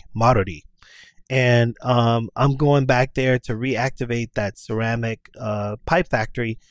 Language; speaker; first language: English; native; English